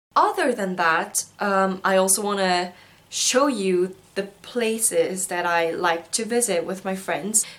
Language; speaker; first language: English; non-native, fluent; Korean